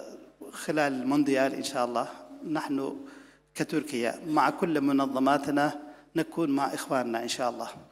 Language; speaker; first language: Arabic; non-native, fluent; Turkish